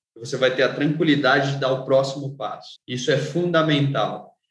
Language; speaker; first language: Portuguese; native; Portuguese